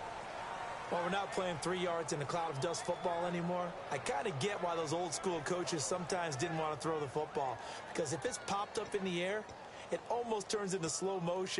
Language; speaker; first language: English; native; English